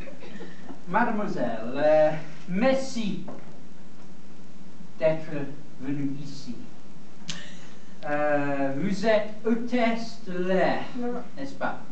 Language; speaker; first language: French; non-native, learner; English